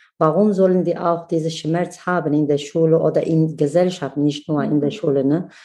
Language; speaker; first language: German; non-native, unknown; Kurdish